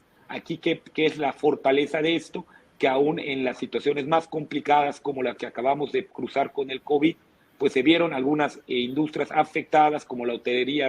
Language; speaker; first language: Spanish; native; Spanish